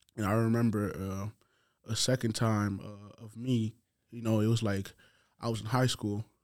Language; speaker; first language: English; non-native, fluent; Haitian Creole